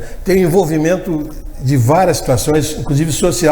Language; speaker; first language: Portuguese; native; Portuguese